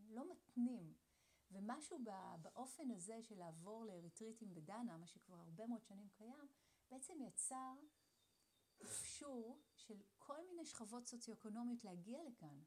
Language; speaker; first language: Hebrew; native; Hebrew